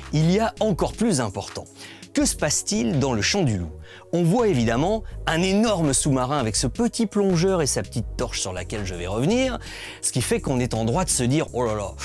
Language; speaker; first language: French; native; French